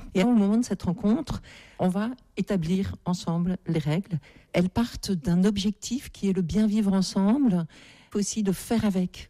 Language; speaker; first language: French; native; French